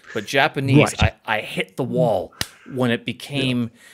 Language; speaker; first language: English; native; English